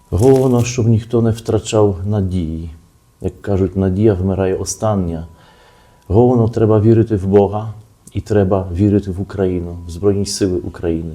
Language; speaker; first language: Ukrainian; early bilingual, heritage; Ukrainian